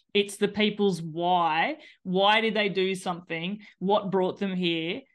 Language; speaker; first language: English; native; English